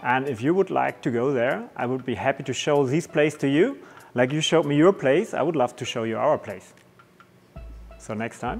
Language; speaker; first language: English; non-native, fluent; German